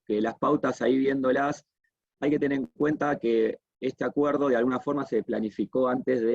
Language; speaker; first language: Spanish; native; Spanish